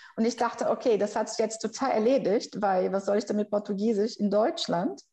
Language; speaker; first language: German; non-native, fluent; Portuguese